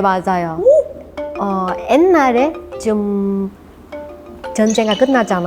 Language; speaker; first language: Korean; non-native, learner; Vietnamese